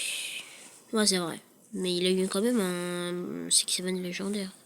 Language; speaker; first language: French; native; French